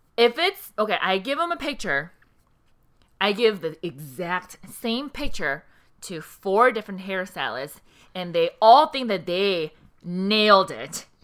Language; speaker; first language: English; early bilingual, other home language; Korean